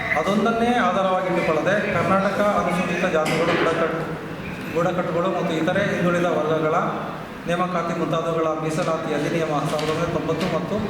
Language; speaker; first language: Kannada; native; Kannada